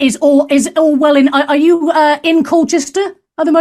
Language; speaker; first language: English; native; English